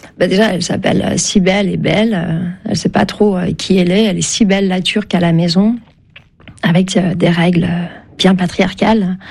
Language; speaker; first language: French; early bilingual, other home language; Turkish